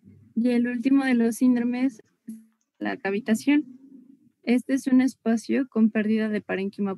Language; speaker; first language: Spanish; native; Spanish